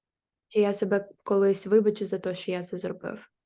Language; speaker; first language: Ukrainian; native; Ukrainian